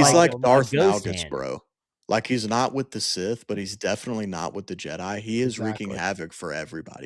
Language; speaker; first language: English; native; English